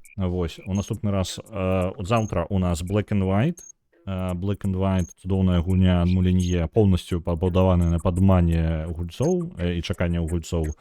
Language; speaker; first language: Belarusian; non-native, local second language; Russian